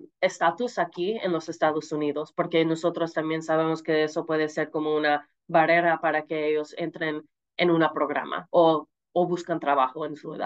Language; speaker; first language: Spanish; early bilingual, heritage; Spanish